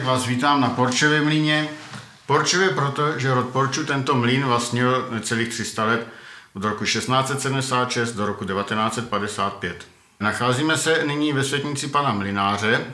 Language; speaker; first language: Czech; native; Czech